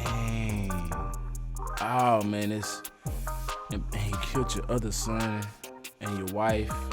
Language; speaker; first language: English; native; English